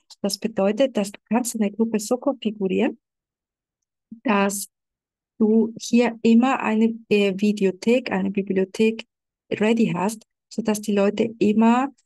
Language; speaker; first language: German; non-native, fluent; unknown